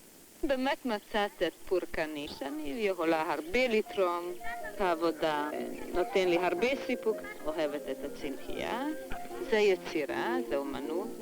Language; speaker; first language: Hebrew; non-native, fluent; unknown